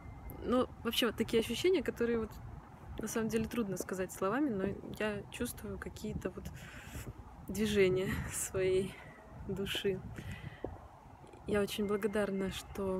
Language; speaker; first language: Russian; native; Russian